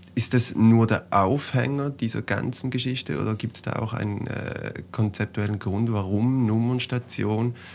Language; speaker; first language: German; native; German